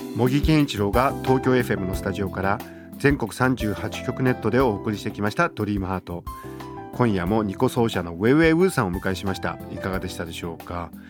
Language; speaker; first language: Japanese; native; Japanese